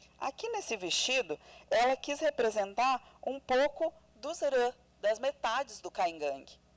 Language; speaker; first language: Portuguese; non-native, local second language; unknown